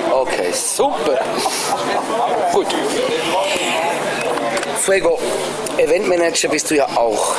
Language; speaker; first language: German; native; German